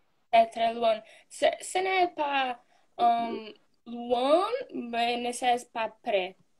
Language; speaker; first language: French; non-native, learner; Portuguese